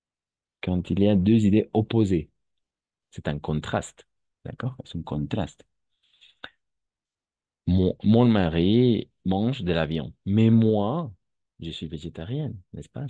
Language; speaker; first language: French; non-native, fluent; Spanish